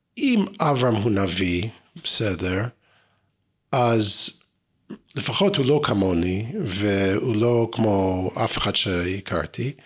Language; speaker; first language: Hebrew; non-native, fluent; English